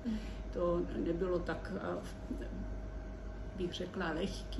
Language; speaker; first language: Czech; early bilingual, heritage; Czech